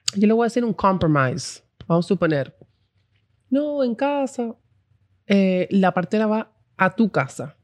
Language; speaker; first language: Spanish; early bilingual, heritage; Spanish